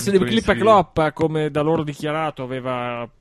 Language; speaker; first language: Italian; native; Italian